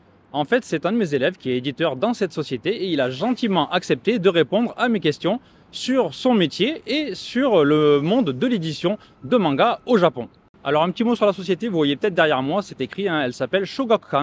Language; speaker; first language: French; native; French